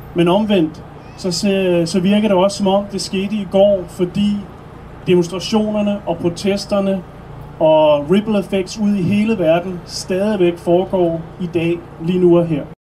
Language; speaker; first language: Danish; native; Danish